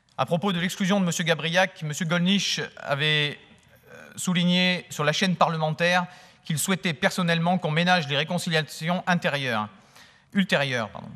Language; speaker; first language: French; native; French